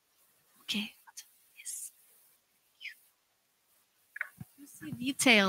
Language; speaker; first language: English; non-native, fluent; Turkish